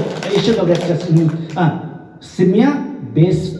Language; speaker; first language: Russian; non-native, fluent; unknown